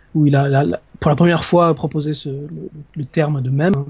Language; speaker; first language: French; native; French